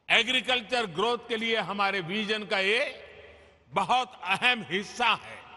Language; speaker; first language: Hindi; non-native, local second language; Gujarati